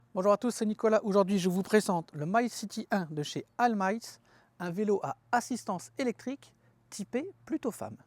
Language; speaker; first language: French; native; French